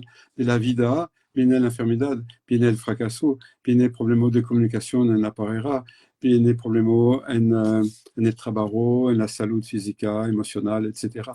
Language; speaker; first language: Spanish; non-native, fluent; French